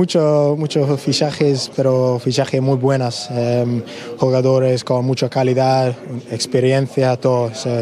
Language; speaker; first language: Spanish; non-native, learner; English